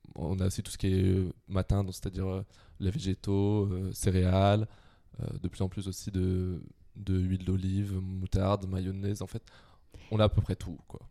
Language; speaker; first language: French; native; French